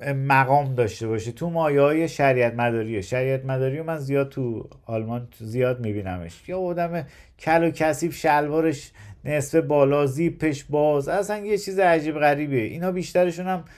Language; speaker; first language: Persian; native; Persian